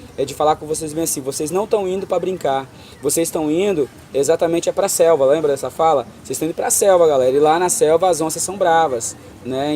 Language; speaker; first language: Portuguese; native; Portuguese